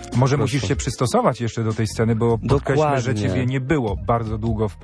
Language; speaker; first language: Polish; native; Polish